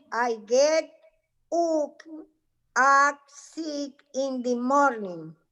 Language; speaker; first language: English; non-native, learner; Spanish